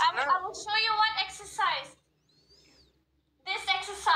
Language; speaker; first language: English; non-native, learner; Hindi